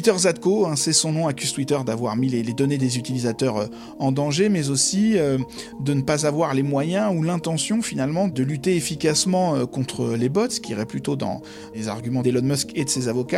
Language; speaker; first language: French; native; French